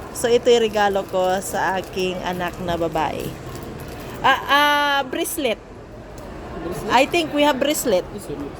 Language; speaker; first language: Filipino; non-native, local second language; Cebuano